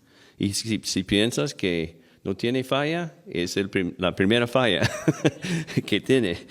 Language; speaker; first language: Spanish; non-native, fluent; English